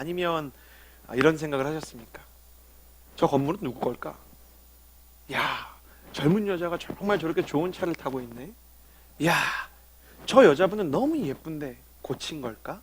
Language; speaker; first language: Korean; native; Korean